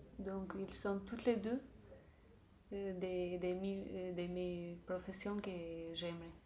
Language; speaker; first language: French; non-native, learner; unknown